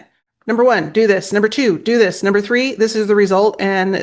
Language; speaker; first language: English; native; English